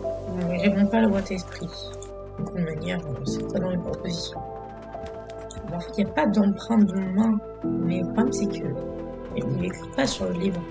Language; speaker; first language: French; native; French